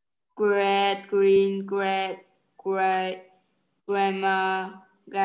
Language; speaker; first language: English; non-native, learner; Vietnamese